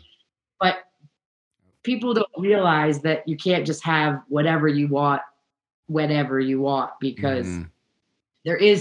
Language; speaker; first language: English; native; English